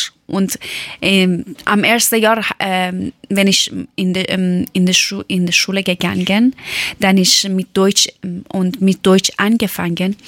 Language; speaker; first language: German; non-native, learner; Persian